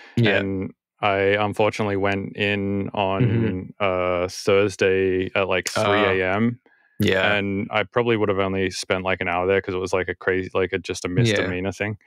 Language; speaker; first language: English; native; English